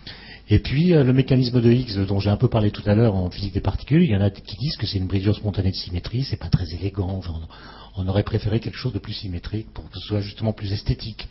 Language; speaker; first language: French; native; French